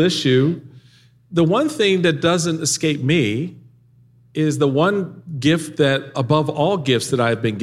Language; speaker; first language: English; native; English